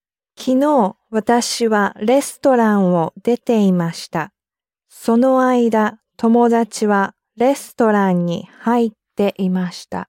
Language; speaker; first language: Japanese; non-native, learner; English